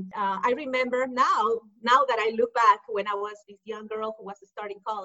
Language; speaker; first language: English; non-native, fluent; Spanish